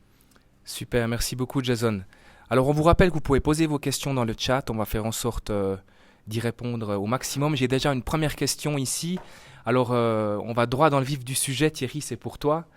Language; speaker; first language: French; native; French